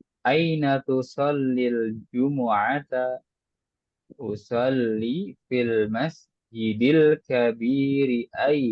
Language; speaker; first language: Arabic; non-native, local second language; Indonesian